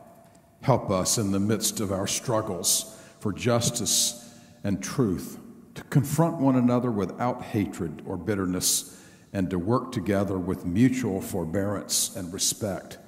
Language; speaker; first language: English; native; English